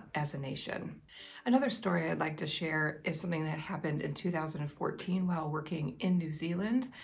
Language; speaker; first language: English; native; English